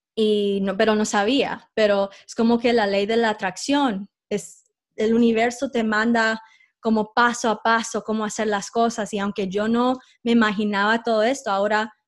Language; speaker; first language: Spanish; early bilingual, heritage; Spanish